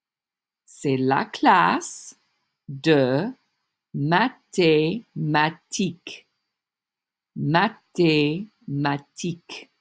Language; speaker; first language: French; non-native, fluent; English